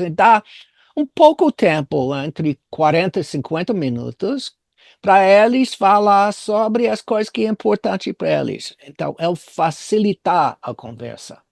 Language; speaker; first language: Portuguese; non-native, fluent; English